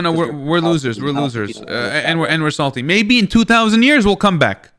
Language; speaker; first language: English; native; English